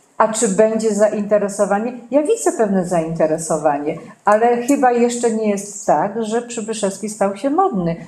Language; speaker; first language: Polish; native; Polish